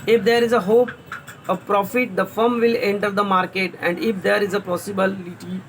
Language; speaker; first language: English; non-native, local second language; Marathi